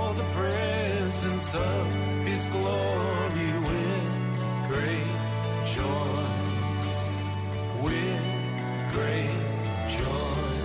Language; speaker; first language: English; native; English